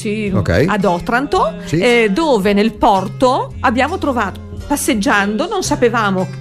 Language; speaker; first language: Italian; native; Italian